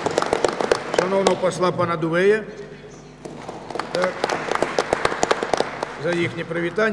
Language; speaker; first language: Ukrainian; native; Ukrainian